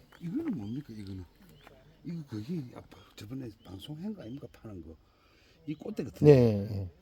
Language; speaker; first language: Korean; native; Korean